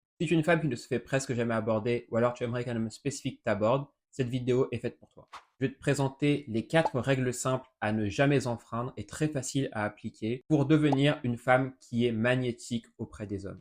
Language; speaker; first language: French; native; French